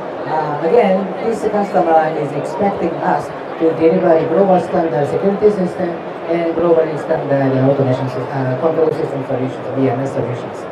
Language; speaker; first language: English; non-native, fluent; Japanese